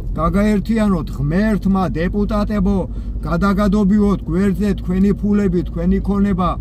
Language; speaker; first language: Georgian; native; Georgian